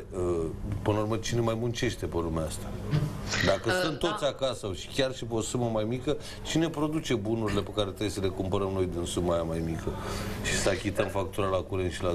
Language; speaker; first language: Romanian; native; Romanian